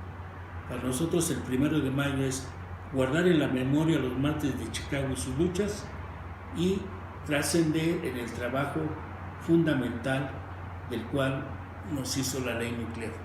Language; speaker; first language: Spanish; native; Spanish